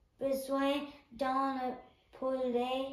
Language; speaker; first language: French; non-native, learner; English